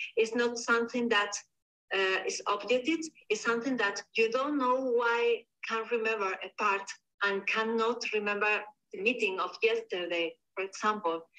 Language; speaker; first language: English; non-native, learner; Spanish